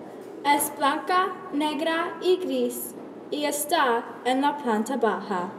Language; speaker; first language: Spanish; non-native, learner; English